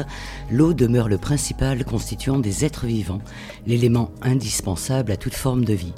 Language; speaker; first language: French; native; French